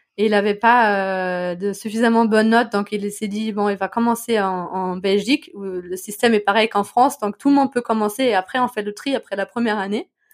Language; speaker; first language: French; non-native, fluent; German